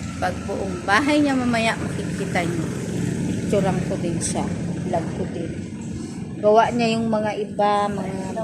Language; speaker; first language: Filipino; non-native, local second language; Iloko